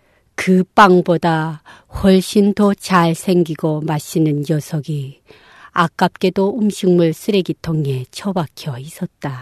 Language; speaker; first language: Korean; non-native, local second language; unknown